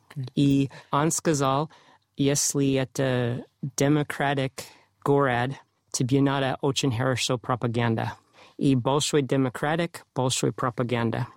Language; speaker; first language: Russian; non-native, learner; English